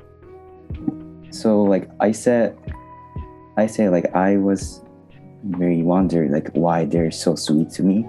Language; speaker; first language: English; non-native, learner; Japanese